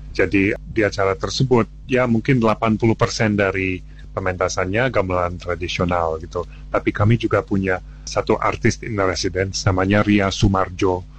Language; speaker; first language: Indonesian; non-native, fluent; English